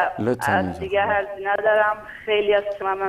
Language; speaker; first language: Persian; non-native, local second language; Baluchi